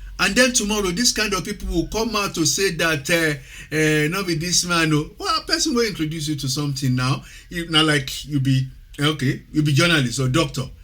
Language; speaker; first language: Nigerian Pidgin; non-native, local second language; Yoruba